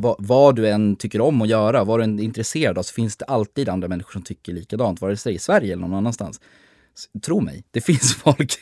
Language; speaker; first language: Swedish; native; Swedish